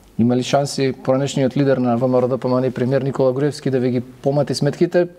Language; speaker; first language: Macedonian; native; Macedonian